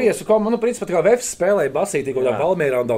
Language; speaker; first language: Latvian; native; Latvian